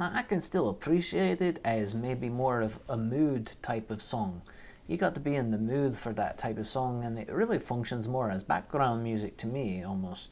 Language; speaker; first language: English; native; English